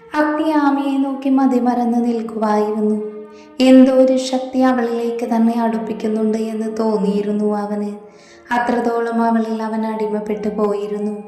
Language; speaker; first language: Malayalam; native; Malayalam